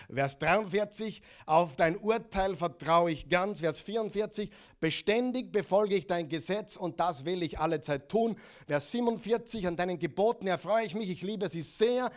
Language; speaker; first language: German; non-native, fluent; English